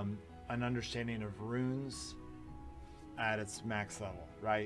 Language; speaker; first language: English; native; English